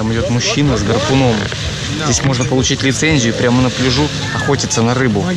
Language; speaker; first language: Russian; native; Russian